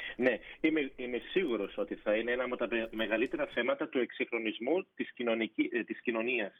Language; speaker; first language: Greek; early bilingual, heritage; Greek